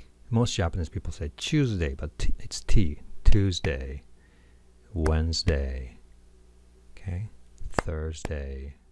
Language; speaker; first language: English; non-native, fluent; Japanese